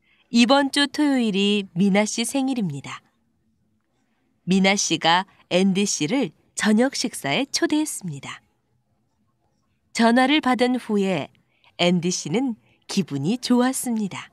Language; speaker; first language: Korean; non-native, learner; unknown